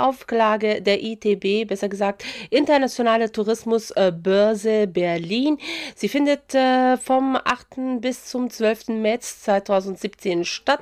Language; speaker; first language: German; non-native, fluent; Arabic